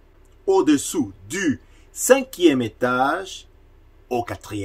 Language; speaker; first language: French; non-native, fluent; Spanish